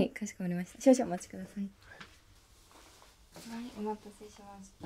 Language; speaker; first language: Japanese; native; Japanese